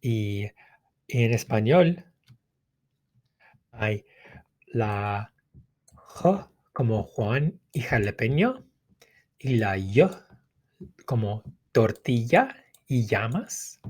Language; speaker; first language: Spanish; non-native, fluent; English